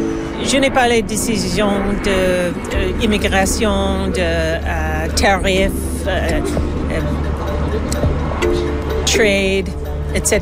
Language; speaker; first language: French; non-native, learner; English